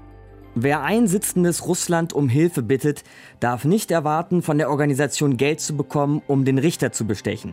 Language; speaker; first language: German; native; German